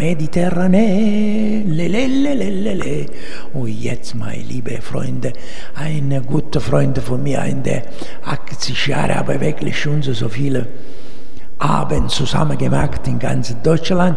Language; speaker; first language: German; non-native, learner; Italian